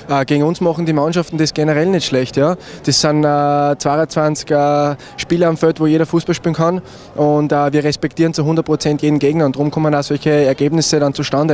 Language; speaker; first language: German; native; German